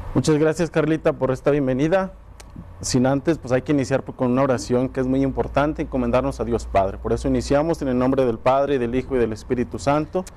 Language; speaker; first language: Spanish; native; Spanish